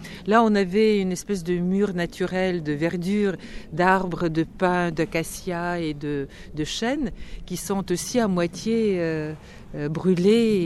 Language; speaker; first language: French; non-native, fluent; Bulgarian